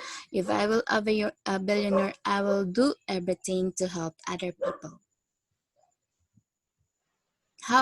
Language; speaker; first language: English; non-native, fluent; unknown